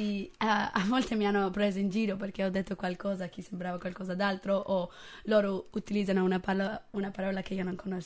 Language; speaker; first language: Italian; non-native, fluent; English